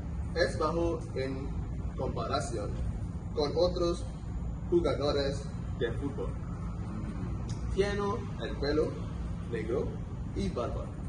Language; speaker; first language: Spanish; non-native, learner; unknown